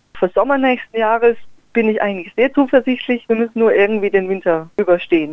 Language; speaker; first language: German; native; German